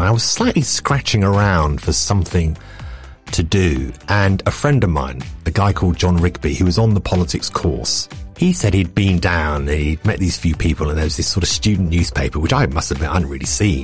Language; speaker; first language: English; native; English